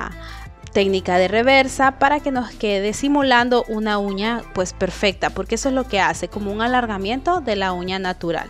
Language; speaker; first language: Spanish; native; Spanish